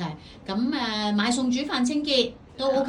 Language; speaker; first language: Cantonese; native; Cantonese